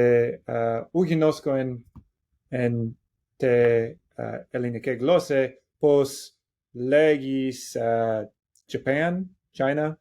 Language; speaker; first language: Greek; non-native, learner; English